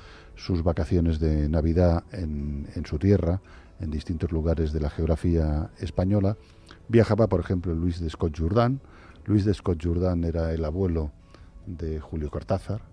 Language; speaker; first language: Spanish; native; Spanish